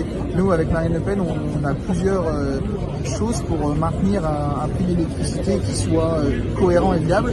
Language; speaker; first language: French; native; French